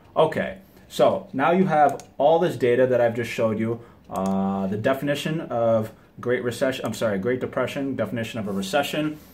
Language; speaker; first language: English; early bilingual, other home language; Japanese